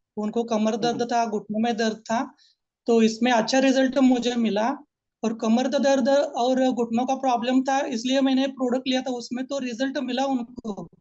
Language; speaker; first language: Hindi; non-native, local second language; Marathi